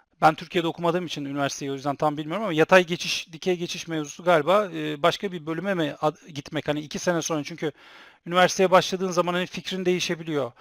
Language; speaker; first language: Turkish; native; Turkish